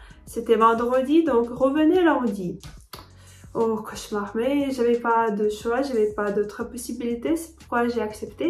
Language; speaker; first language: French; non-native, fluent; Ukrainian